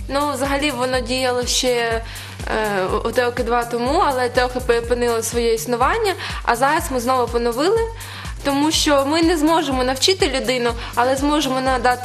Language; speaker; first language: Ukrainian; native; Ukrainian